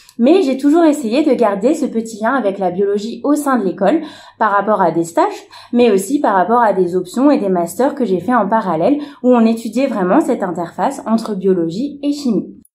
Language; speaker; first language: French; native; French